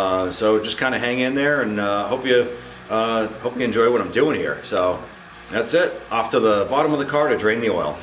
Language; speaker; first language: English; native; English